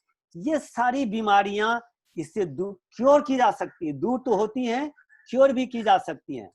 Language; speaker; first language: Hindi; native; Hindi